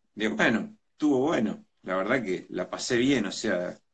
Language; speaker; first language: Spanish; native; Spanish